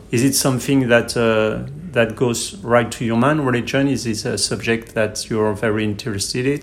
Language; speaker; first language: English; non-native, fluent; French